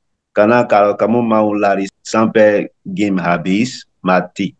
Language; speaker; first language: Indonesian; non-native, learner; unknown